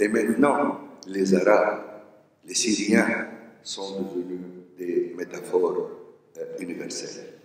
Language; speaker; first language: French; non-native, local second language; Arabic